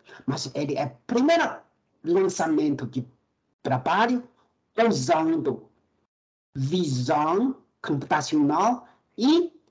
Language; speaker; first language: Portuguese; non-native, fluent; Chinese